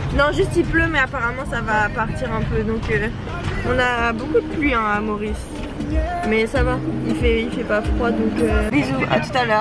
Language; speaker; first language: French; native; French